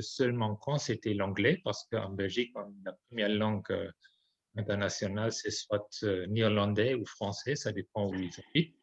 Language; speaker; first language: French; non-native, fluent; German